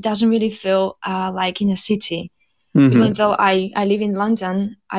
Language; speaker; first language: English; non-native, fluent; Slovak